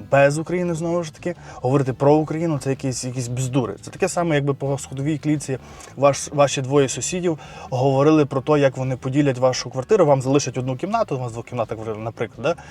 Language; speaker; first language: Ukrainian; non-native, local second language; Russian